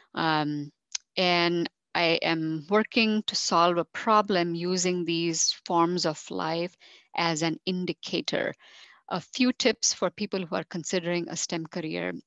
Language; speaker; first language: English; non-native, local second language; Marathi